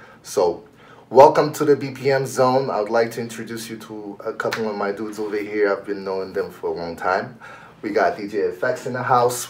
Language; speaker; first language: English; native; English